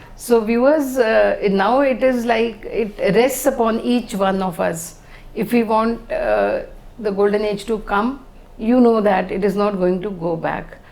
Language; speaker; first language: English; non-native, local second language; Hindi